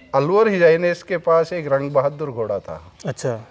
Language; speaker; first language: Hindi; native; Hindi